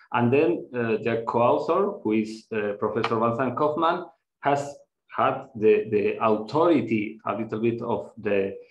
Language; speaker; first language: English; non-native, fluent; Spanish